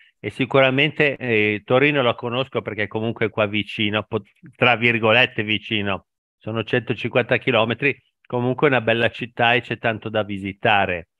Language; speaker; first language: Italian; native; Italian